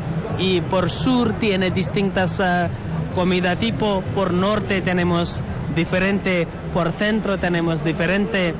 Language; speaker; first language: Spanish; non-native, learner; Nepali